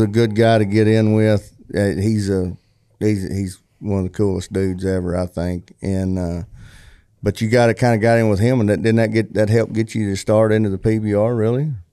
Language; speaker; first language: English; native; English